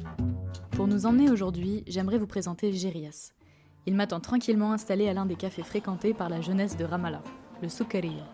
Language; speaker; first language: French; native; French